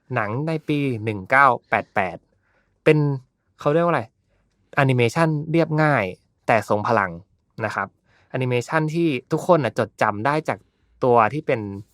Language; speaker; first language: Thai; native; Thai